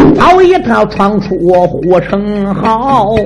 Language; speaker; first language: Chinese; native; Chinese